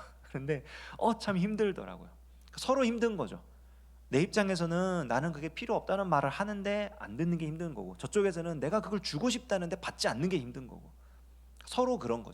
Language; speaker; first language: Korean; native; Korean